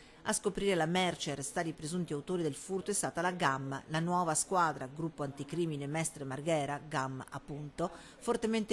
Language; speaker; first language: Italian; native; Italian